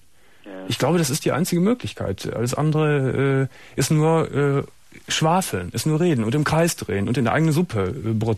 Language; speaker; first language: German; native; German